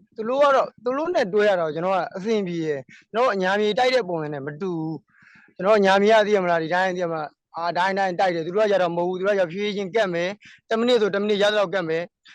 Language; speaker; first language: Burmese; native; Burmese